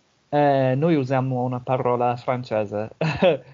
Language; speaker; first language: Italian; non-native, fluent; English